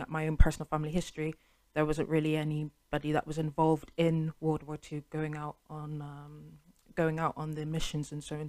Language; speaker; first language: English; native; English